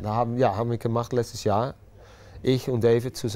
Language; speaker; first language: German; non-native, learner; Dutch